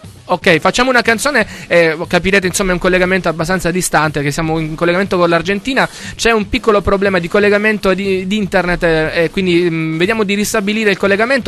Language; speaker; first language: Italian; native; Italian